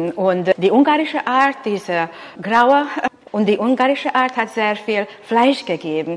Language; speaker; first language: German; non-native, local second language; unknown